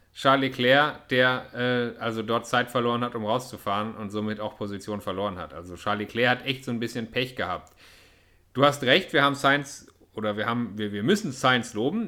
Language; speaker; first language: German; native; German